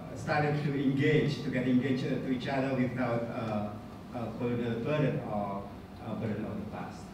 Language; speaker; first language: English; non-native, fluent; Indonesian